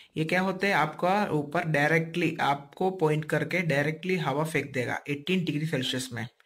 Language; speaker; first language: Hindi; non-native, local second language; Malayalam